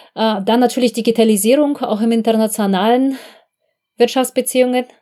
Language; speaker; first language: German; non-native, fluent; Russian